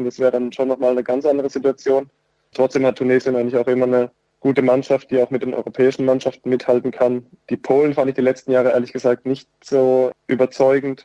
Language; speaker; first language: German; native; German